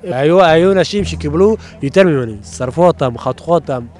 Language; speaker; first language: Hebrew; non-native, fluent; Tigrinya